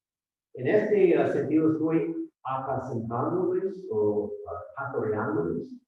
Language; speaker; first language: Spanish; non-native, fluent; English